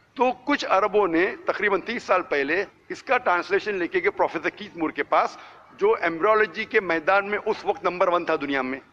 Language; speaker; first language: Hindi; non-native, local second language; Konkani